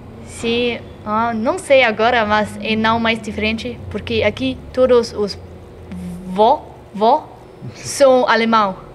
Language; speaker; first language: Portuguese; non-native, learner; German